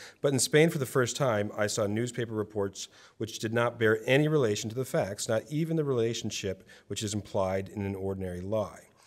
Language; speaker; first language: English; native; English